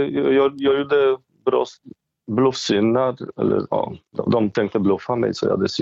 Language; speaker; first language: Swedish; non-native, fluent; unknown